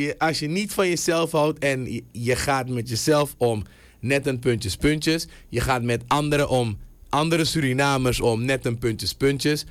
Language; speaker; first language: Dutch; native; Dutch